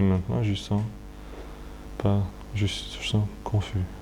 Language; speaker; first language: French; non-native, fluent; Russian